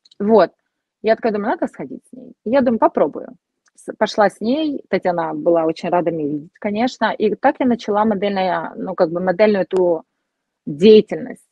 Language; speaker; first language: Russian; native; Russian